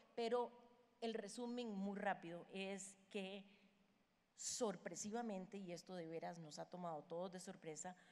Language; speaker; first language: Spanish; native; Spanish